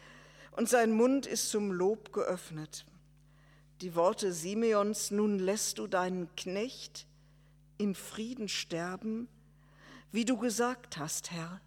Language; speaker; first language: German; native; German